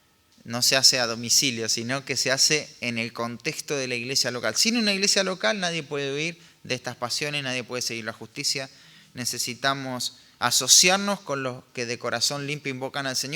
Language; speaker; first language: Spanish; native; Spanish